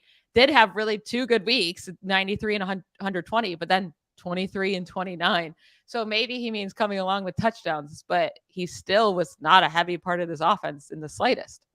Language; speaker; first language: English; native; English